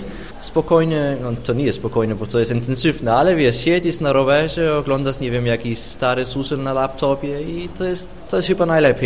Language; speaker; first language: Polish; non-native, fluent; Danish